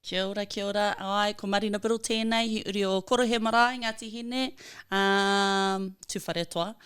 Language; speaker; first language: Māori; non-native, local second language; English